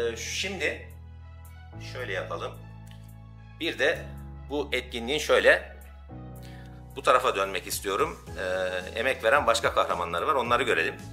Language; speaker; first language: Turkish; native; Turkish